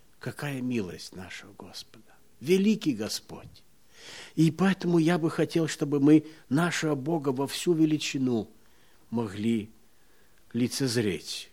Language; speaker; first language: Russian; non-native, local second language; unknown